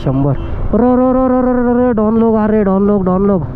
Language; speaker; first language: Hindi; non-native, local second language; Marathi